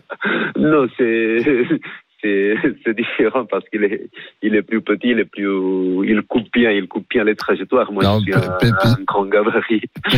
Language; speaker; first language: French; non-native, fluent; Portuguese